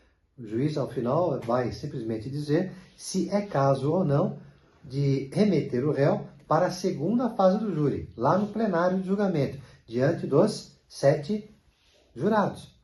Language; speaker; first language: Portuguese; native; Portuguese